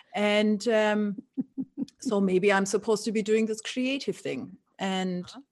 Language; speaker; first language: English; non-native, fluent; German